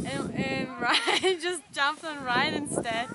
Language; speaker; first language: English; non-native, fluent; Belarusian